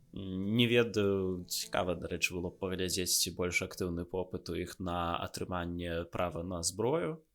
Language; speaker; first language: Belarusian; non-native, local second language; Russian